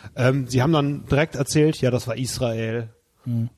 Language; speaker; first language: German; native; German